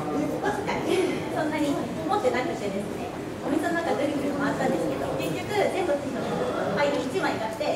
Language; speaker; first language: Japanese; native; Japanese